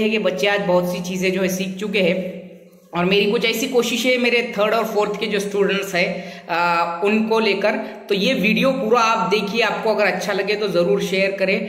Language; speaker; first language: Hindi; native; Hindi